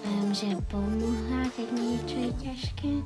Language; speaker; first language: Slovak; early bilingual, heritage; Slovak